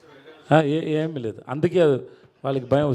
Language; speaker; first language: Telugu; non-native, learner; Tamil